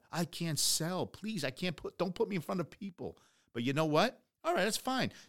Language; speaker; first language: English; early bilingual, other home language; Spanish